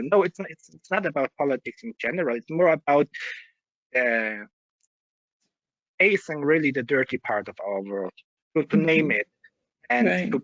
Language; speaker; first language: English; non-native, fluent; German